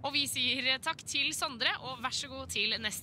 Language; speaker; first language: Norwegian; native; Norwegian